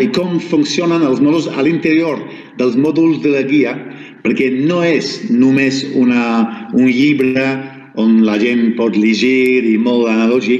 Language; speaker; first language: Catalan; non-native, fluent; Spanish